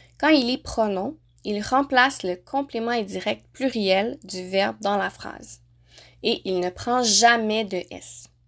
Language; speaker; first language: French; native; French